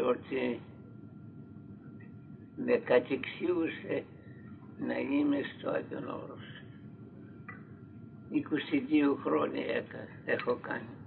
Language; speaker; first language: Greek; non-native, fluent; Russian